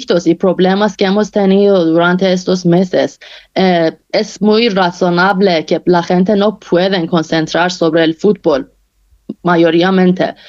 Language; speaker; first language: Spanish; non-native, fluent; Persian